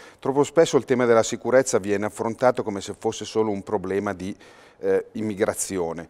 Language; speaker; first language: Italian; native; Italian